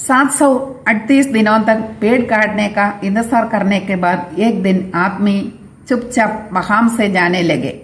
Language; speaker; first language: Hindi; non-native, local second language; Malayalam